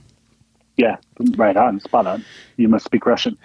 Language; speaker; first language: English; native; English